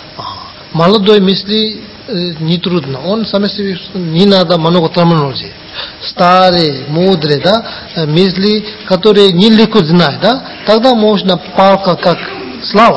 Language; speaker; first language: Russian; non-native, learner; Tibetan